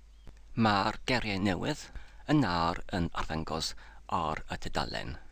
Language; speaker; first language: Welsh; non-native, learner; English